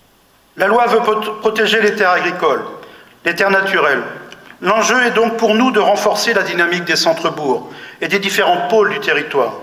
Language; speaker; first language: French; native; French